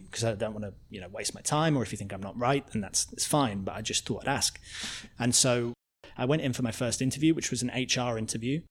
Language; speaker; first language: English; native; English